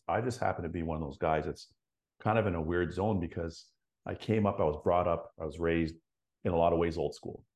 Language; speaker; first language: English; native; English